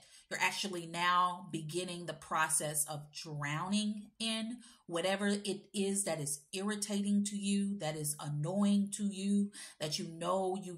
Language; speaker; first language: English; native; English